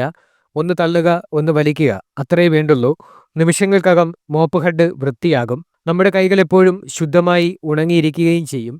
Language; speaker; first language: Malayalam; native; Malayalam